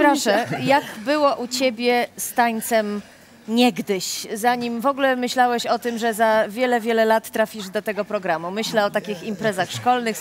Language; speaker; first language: Polish; native; Polish